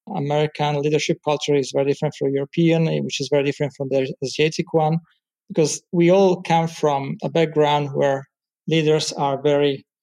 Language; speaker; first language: English; non-native, fluent; Italian